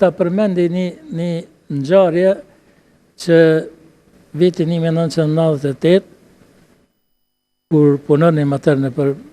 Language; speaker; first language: Albanian; native; Albanian